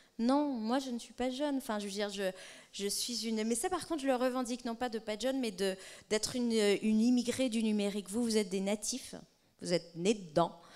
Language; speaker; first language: French; native; French